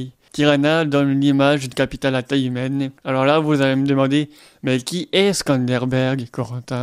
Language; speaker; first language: French; native; French